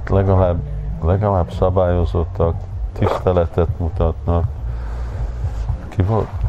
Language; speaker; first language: Hungarian; early bilingual, heritage; Hungarian